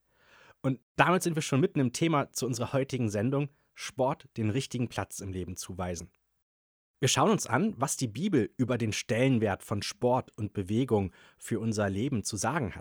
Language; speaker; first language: German; native; German